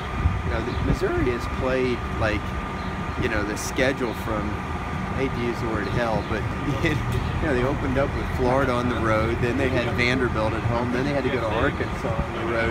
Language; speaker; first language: English; native; English